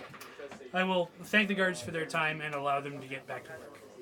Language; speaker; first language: English; native; English